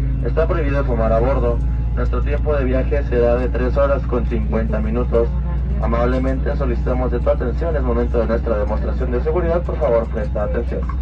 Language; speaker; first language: Spanish; native; Spanish